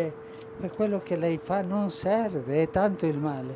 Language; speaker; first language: Italian; non-native, fluent; Spanish